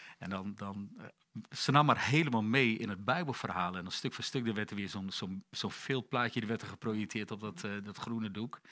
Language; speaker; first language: Dutch; native; Dutch